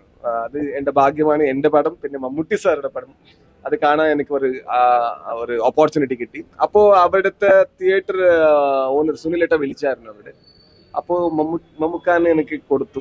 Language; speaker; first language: Malayalam; non-native, learner; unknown